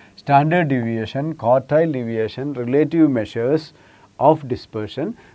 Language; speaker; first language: English; non-native, local second language; Malayalam